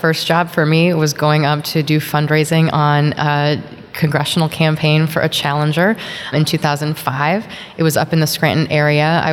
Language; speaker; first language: English; native; English